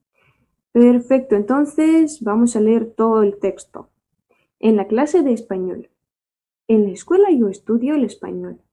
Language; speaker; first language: Spanish; non-native, fluent; Russian